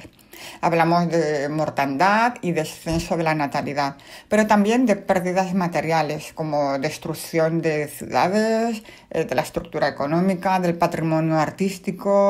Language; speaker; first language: Spanish; native; Spanish